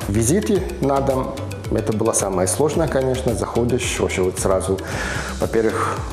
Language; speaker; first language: Russian; non-native, fluent; Arabic